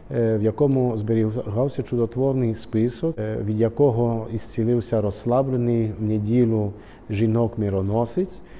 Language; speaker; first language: Ukrainian; early bilingual, heritage; Ukrainian